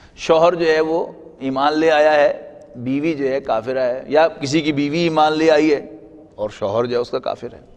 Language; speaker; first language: Urdu; non-native, local second language; Punjabi